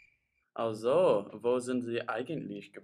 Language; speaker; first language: German; non-native, learner; English